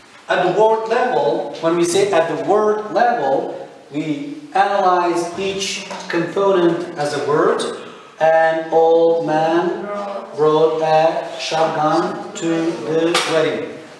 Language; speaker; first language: English; non-native, fluent; Turkish